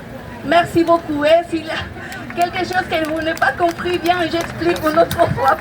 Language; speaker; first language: French; non-native, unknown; Spanish